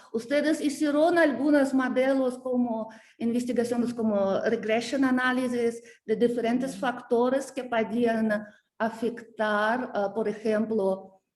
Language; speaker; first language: Spanish; non-native, learner; Russian